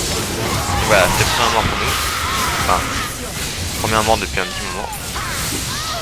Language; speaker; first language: French; native; French